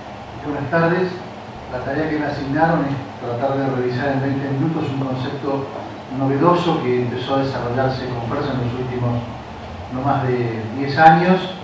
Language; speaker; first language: Spanish; native; Spanish